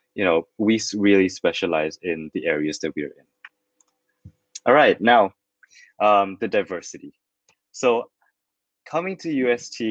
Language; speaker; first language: English; non-native, fluent; Thai